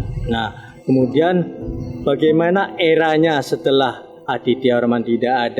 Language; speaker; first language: Malay; native; Malay